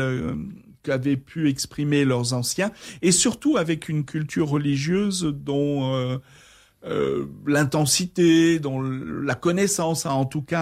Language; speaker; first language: French; native; French